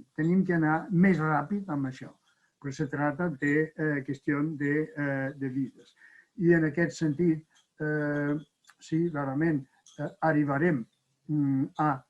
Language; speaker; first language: Catalan; non-native, fluent; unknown